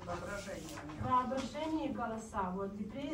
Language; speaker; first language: Russian; non-native, learner; Romanian